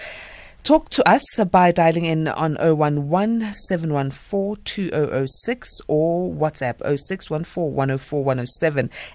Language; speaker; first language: English; non-native, local second language; Zulu